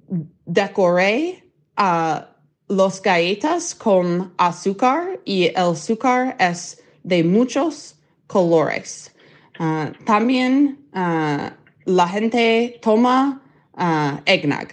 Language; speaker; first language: Spanish; non-native, learner; English